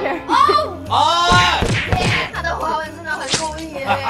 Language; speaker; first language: Chinese; native; Chinese